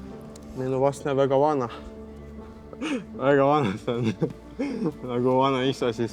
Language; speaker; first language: Estonian; non-native, learner; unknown